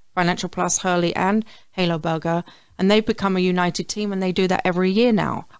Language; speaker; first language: English; native; English